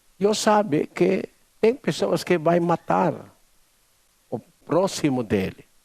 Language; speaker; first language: Portuguese; non-native, learner; Filipino